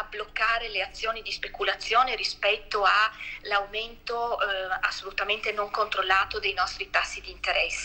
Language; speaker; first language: Italian; native; Italian